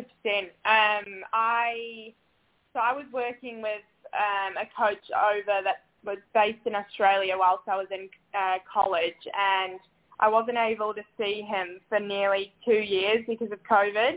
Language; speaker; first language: English; native; English